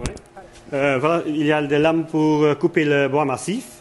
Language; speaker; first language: French; non-native, local second language; Dutch